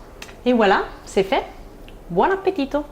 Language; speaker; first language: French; non-native, fluent; Italian